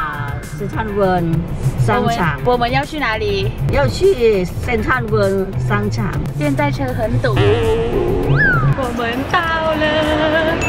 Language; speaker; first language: Chinese; non-native, fluent; Thai